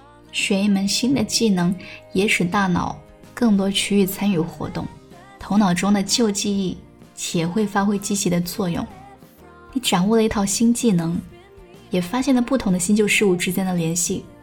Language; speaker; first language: Chinese; native; Chinese